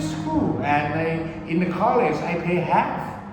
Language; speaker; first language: English; early bilingual, other home language; Thai